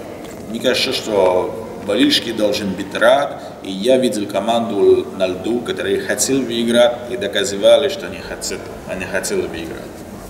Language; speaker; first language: Russian; non-native, learner; French